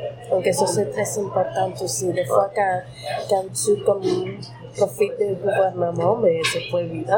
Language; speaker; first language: French; non-native, fluent; Spanish